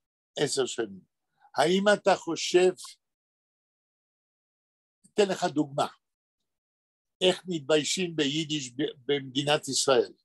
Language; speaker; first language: Hebrew; non-native, fluent; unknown